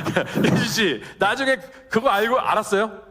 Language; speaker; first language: Korean; native; Korean